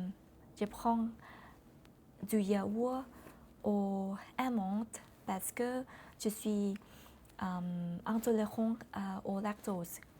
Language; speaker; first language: French; non-native, learner; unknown